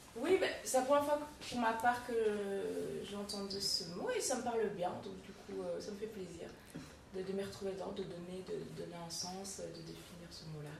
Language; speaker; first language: French; non-native, local second language; Kinyarwanda